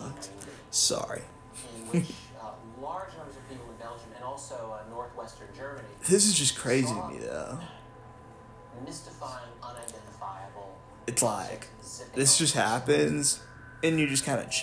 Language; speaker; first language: English; native; English